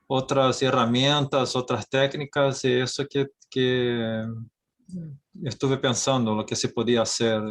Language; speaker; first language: Spanish; non-native, fluent; Portuguese